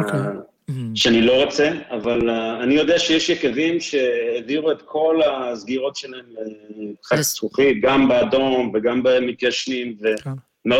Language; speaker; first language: Hebrew; non-native, fluent; English